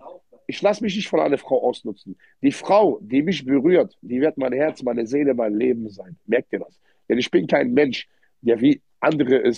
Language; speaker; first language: German; early bilingual, other home language; Arabic